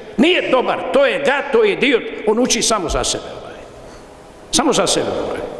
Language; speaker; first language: Bosnian; native; Bosnian